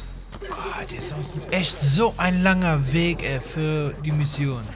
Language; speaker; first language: German; native; German